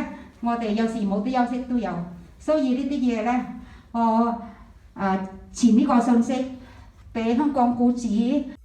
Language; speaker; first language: Cantonese; non-native, fluent; Thai